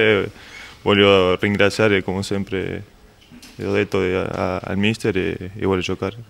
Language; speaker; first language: Italian; non-native, learner; Spanish